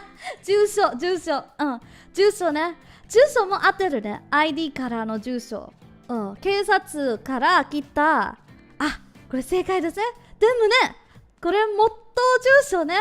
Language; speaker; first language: Japanese; non-native, learner; English